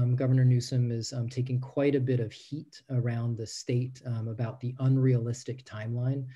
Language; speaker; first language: English; native; English